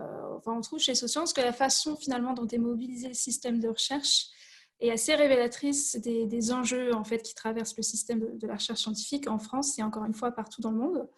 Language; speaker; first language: French; native; French